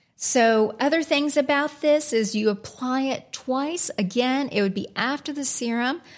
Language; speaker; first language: English; native; English